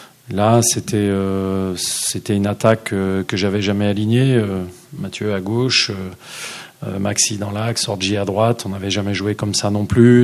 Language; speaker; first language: French; native; French